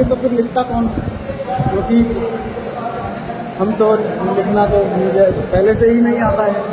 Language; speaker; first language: Hindi; non-native, local second language; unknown